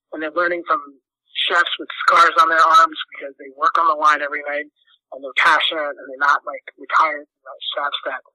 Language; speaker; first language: English; native; English